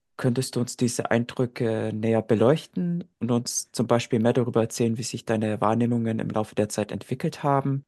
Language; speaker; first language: German; native; German